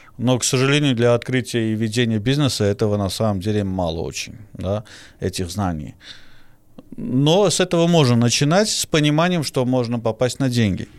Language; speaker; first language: Russian; non-native, fluent; Armenian